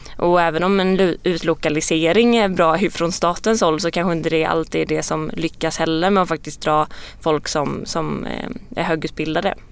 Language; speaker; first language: Swedish; native; Swedish